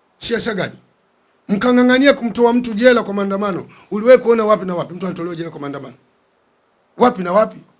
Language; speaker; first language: Swahili; native; Swahili